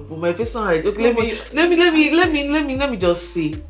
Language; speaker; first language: English; non-native, local second language; Igbo